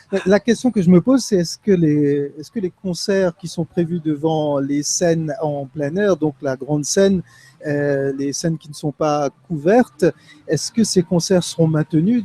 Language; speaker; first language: French; native; French